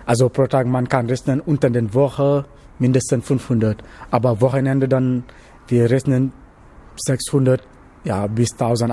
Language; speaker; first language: German; non-native, learner; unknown